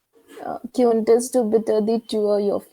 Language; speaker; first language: German; non-native, learner; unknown